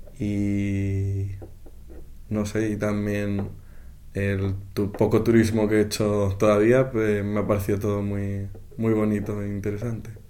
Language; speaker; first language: Spanish; native; Spanish